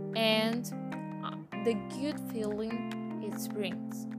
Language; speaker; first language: English; non-native, fluent; Portuguese